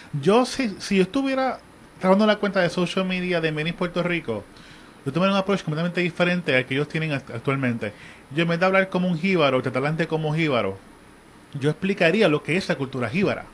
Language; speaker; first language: Spanish; native; Spanish